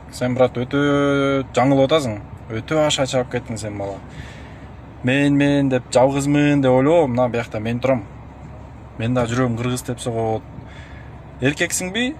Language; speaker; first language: Kyrgyz; non-native, local second language; Russian